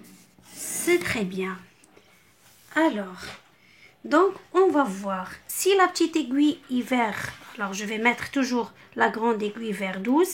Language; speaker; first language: French; non-native, local second language; Arabic